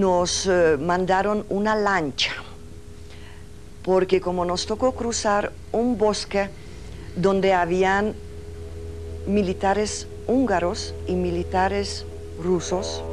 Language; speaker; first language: Spanish; early bilingual, other home language; Hungarian